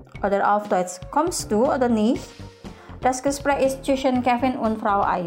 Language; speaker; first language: German; non-native, fluent; Indonesian